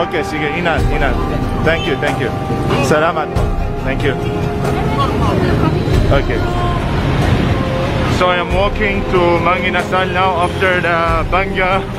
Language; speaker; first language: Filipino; non-native, learner; Arabic